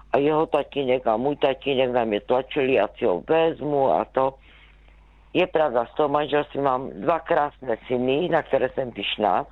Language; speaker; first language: Czech; native; Czech